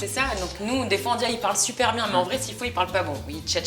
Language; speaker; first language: French; native; French